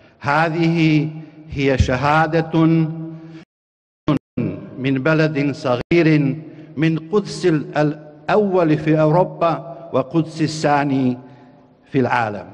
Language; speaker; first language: Arabic; non-native, fluent; Bosnian